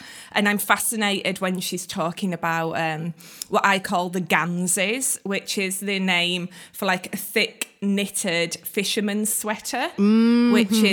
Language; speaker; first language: English; native; English